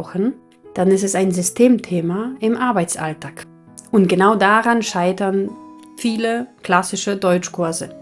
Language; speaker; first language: German; non-native, fluent; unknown